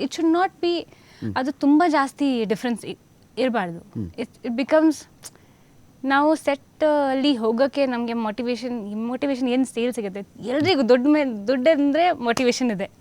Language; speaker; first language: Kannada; non-native, learner; Hindi